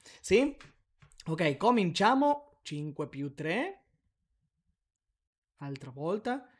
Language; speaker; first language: Italian; non-native, learner; Spanish